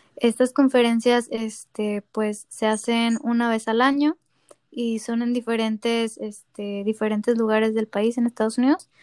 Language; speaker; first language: Spanish; native; Spanish